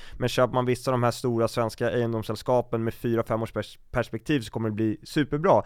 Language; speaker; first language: Swedish; native; Swedish